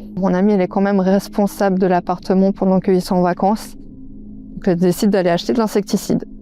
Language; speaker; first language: French; native; French